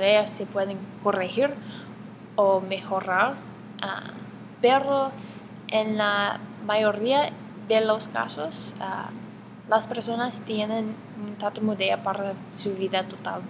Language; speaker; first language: Spanish; non-native, learner; English